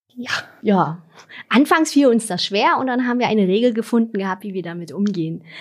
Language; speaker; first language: German; non-native, fluent; Vietnamese